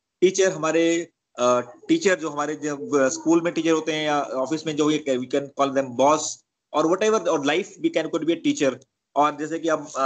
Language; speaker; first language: Hindi; native; Hindi